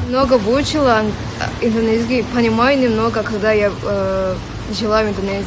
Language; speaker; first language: Russian; non-native, local second language; English